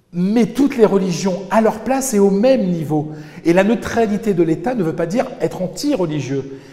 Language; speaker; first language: French; native; French